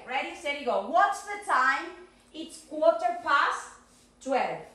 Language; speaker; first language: English; non-native, fluent; Spanish